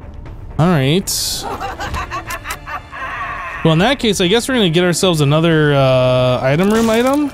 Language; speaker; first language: English; native; English